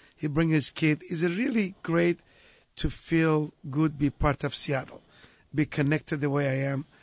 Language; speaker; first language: English; non-native, fluent; Italian